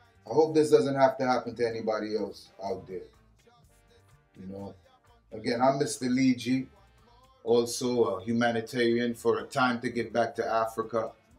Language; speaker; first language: English; native; English